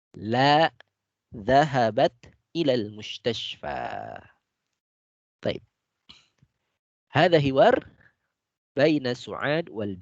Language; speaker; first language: Arabic; non-native, fluent; Indonesian